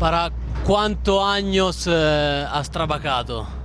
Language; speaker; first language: Spanish; non-native, learner; Italian